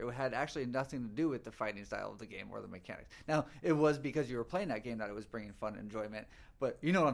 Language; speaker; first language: English; native; English